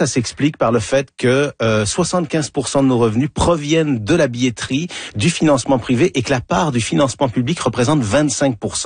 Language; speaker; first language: French; native; French